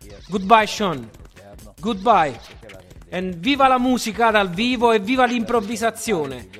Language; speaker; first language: Italian; native; Italian